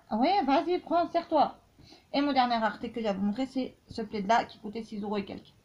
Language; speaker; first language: French; native; French